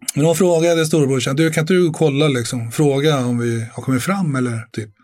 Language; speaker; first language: Swedish; early bilingual, other home language; Arabic